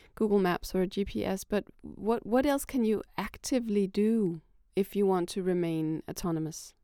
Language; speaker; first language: English; non-native, fluent; Danish